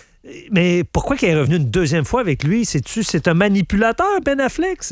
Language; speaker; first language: French; native; French